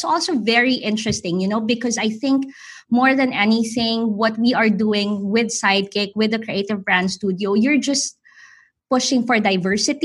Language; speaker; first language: English; non-native, local second language; Filipino